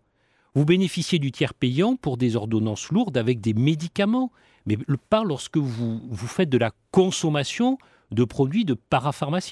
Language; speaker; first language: French; native; French